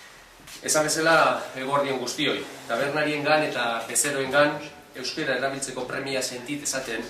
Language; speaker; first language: Basque; native; Basque